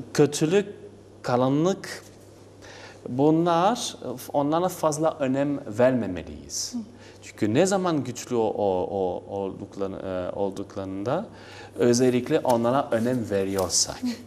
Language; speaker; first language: Turkish; non-native, learner; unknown